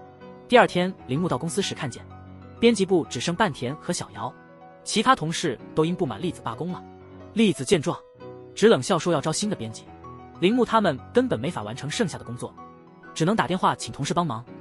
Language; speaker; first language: Chinese; native; Chinese